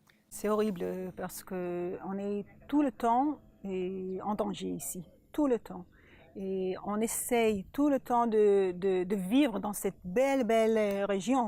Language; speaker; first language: French; non-native, learner; Hebrew